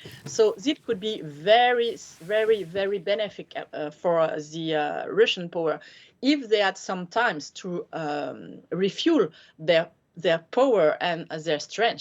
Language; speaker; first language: English; non-native, fluent; French